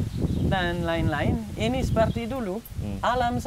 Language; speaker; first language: Indonesian; non-native, fluent; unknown